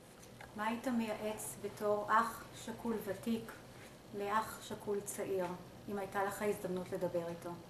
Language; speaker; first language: Hebrew; native; Hebrew